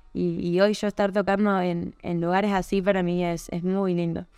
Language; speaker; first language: Spanish; native; Spanish